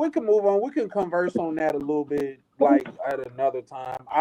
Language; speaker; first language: English; native; English